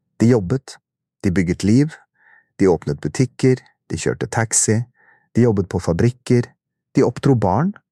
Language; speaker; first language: Norwegian; early bilingual, other home language; Urdu